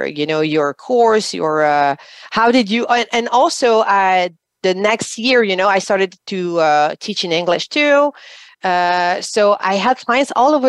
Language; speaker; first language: English; non-native, fluent; French